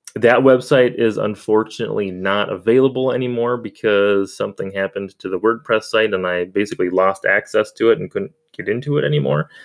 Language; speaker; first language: English; native; English